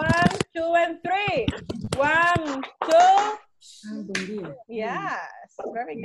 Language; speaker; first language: English; non-native, learner; Spanish